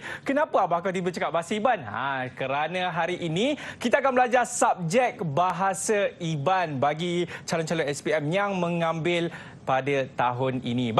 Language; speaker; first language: Malay; native; Malay